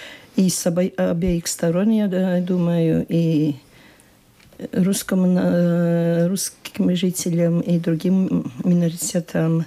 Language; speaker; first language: Russian; non-native, local second language; Latvian